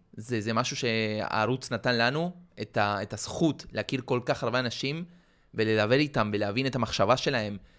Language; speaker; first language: Hebrew; non-native, fluent; Spanish